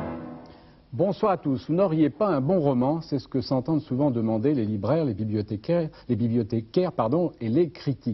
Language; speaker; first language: French; native; French